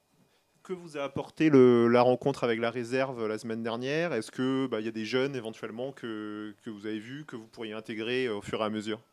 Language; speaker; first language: French; native; French